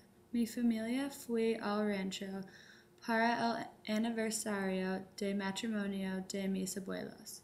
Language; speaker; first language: Spanish; non-native, learner; English